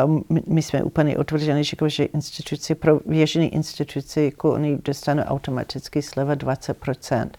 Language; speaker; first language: Czech; non-native, learner; English